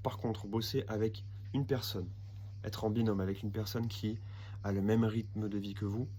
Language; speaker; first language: French; native; French